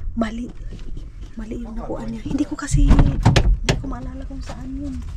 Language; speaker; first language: Filipino; non-native, local second language; Cebuano